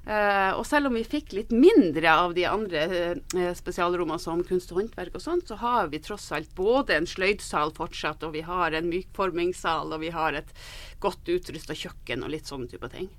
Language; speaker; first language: Norwegian; native; Norwegian